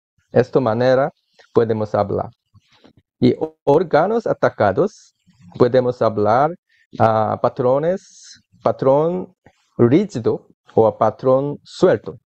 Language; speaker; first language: Spanish; non-native, learner; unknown